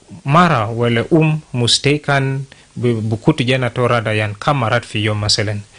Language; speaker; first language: Arabic; non-native, local second language; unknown